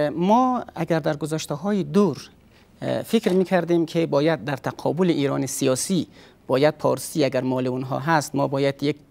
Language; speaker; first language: Persian; native; Persian